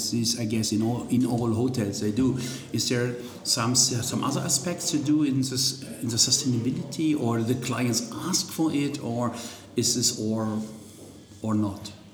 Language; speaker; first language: English; non-native, fluent; German